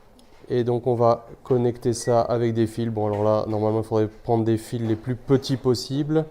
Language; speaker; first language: French; native; French